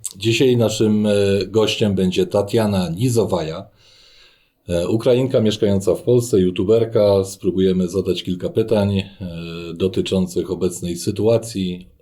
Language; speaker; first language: Polish; native; Polish